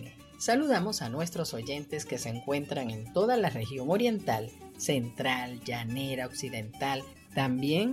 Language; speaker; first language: Spanish; native; Spanish